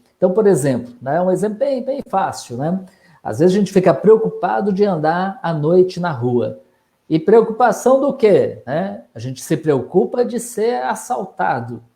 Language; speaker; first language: Portuguese; native; Portuguese